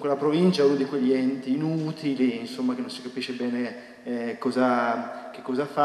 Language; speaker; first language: Italian; native; Italian